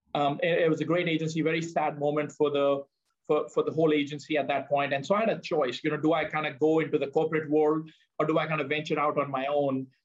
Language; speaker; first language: English; non-native, local second language; Punjabi